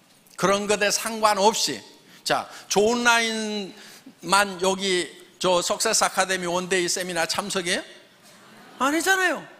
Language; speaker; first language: Korean; native; Korean